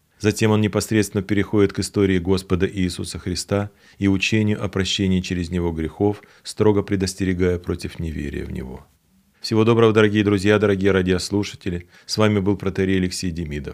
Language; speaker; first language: Russian; native; Russian